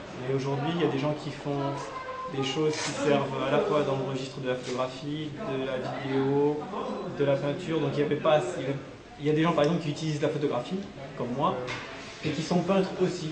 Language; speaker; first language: French; native; French